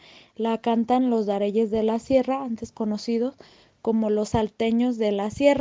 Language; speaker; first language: Spanish; native; Spanish